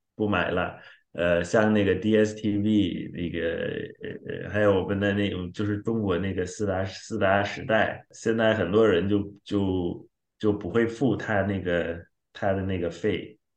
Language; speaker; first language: Chinese; non-native, fluent; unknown